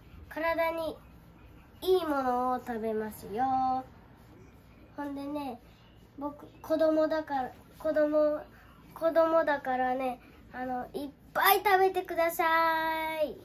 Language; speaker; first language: Japanese; early bilingual, other home language; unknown